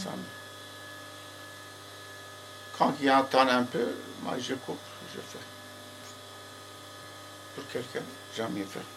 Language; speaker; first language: French; non-native, learner; Arabic